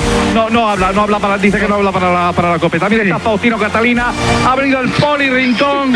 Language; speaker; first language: Spanish; native; Spanish